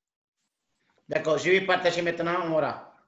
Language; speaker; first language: French; non-native, fluent; Tamil